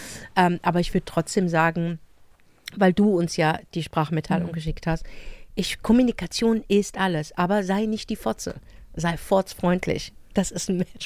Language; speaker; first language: German; native; German